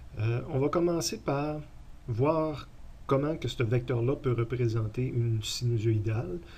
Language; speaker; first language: French; native; French